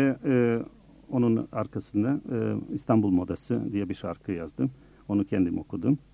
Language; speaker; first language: Turkish; early bilingual, other home language; Bosnian